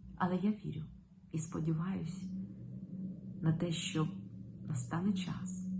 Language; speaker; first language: Ukrainian; non-native, local second language; Russian